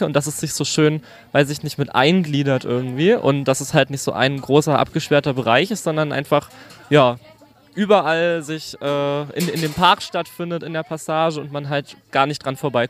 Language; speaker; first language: German; native; German